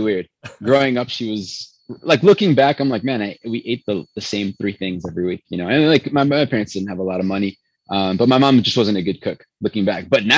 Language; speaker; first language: English; early bilingual, other home language; Spanish